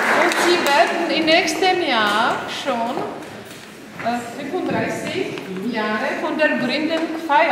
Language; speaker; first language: German; non-native, learner; Czech